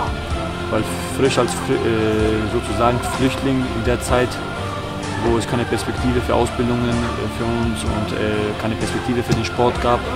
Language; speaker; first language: German; early bilingual, other home language; Albanian